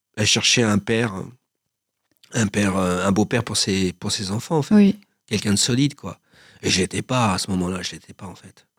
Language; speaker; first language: French; native; French